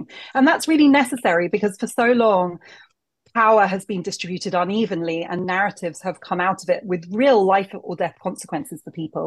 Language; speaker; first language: English; native; English